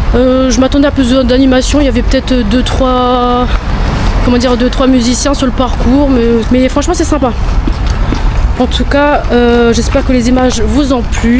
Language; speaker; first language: French; native; French